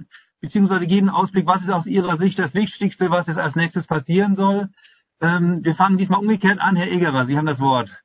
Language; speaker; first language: German; native; German